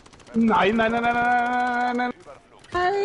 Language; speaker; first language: German; native; German